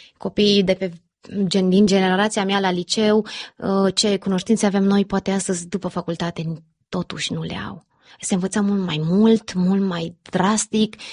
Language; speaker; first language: Romanian; early bilingual, heritage; Romanian